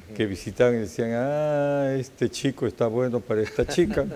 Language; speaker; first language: Spanish; native; Spanish